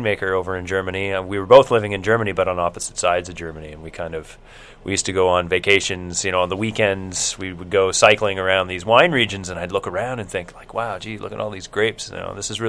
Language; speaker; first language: English; native; English